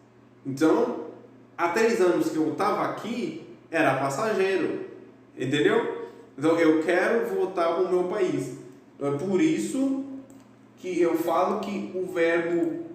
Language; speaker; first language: Portuguese; non-native, fluent; Haitian Creole